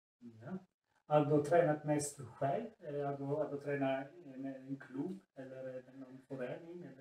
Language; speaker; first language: Swedish; non-native, fluent; Italian